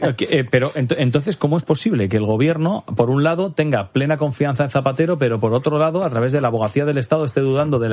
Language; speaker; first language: Spanish; native; Spanish